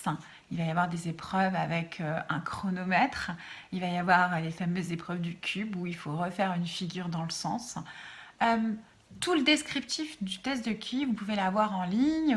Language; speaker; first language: French; native; French